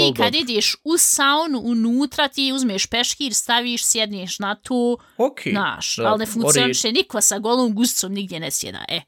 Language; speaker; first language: Bosnian; native; Bosnian